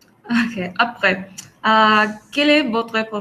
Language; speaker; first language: French; non-native, learner; Spanish